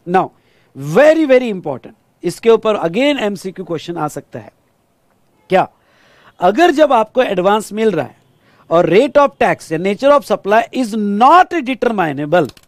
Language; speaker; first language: Hindi; non-native, local second language; Marathi